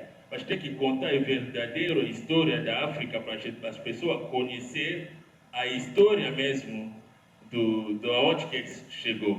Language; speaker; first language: Portuguese; non-native, learner; Lingala